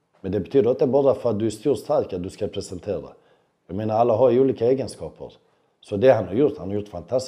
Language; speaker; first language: Swedish; early bilingual, other home language; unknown